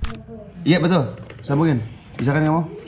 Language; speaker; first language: Indonesian; native; Indonesian